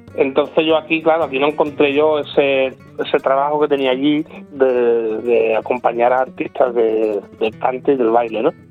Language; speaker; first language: Spanish; native; Spanish